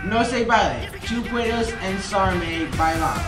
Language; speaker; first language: Spanish; non-native, learner; English